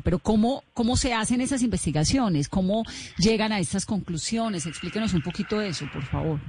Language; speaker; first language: Spanish; native; Spanish